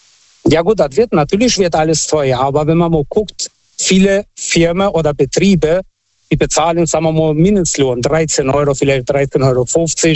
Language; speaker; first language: German; non-native, fluent; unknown